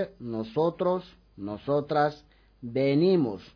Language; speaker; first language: Spanish; non-native, fluent; Arabic